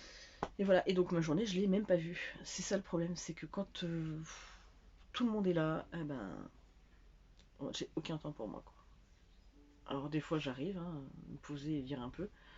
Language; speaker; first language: French; native; French